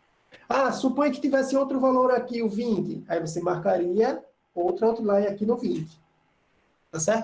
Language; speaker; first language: Portuguese; native; Portuguese